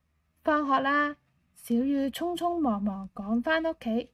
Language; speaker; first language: Cantonese; native; Cantonese